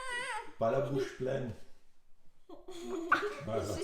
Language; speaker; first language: French; native; French